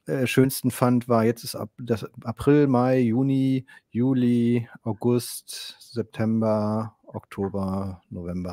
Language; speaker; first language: German; native; German